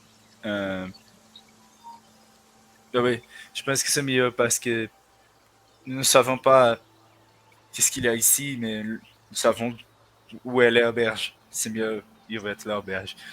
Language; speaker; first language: French; non-native, learner; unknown